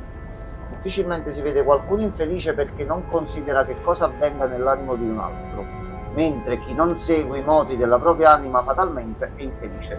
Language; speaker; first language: Italian; native; Italian